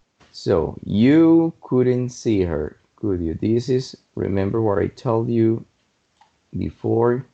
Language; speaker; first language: English; non-native, fluent; Spanish